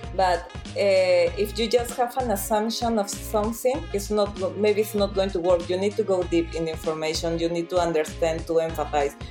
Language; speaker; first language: English; non-native, fluent; Spanish